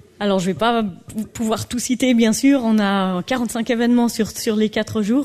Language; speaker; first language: French; native; French